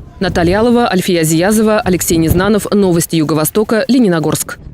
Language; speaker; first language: Russian; native; Russian